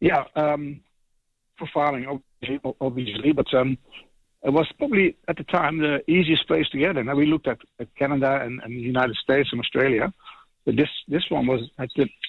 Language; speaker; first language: English; non-native, fluent; Dutch